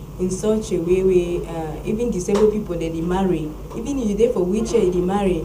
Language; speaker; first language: Nigerian Pidgin; native; Nigerian Pidgin